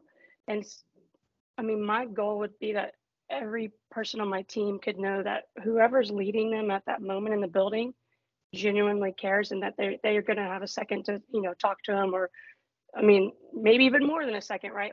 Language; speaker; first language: English; native; English